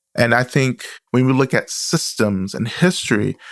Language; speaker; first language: English; native; English